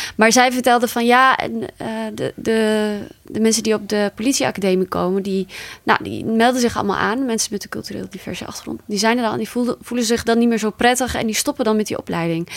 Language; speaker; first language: Dutch; early bilingual, other home language; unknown